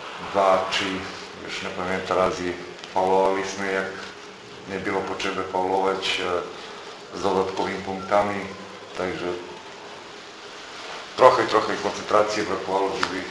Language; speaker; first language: Polish; non-native, fluent; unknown